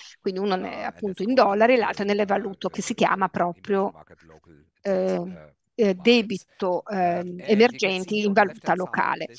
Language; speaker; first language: Italian; native; Italian